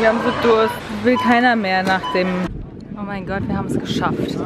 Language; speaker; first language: German; native; German